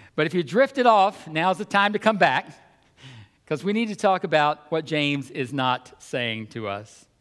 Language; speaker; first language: English; native; English